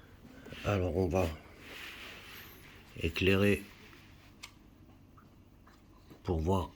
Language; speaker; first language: French; native; French